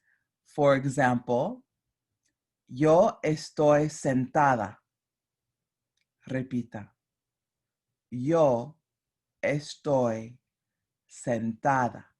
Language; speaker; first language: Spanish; non-native, fluent; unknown